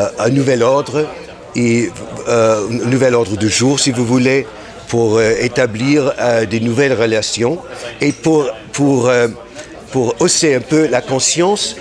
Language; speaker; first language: French; non-native, fluent; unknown